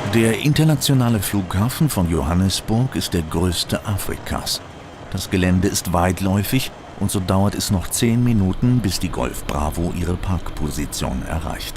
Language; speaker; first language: German; native; German